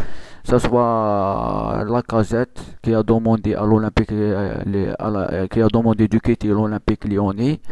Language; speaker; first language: French; non-native, local second language; Arabic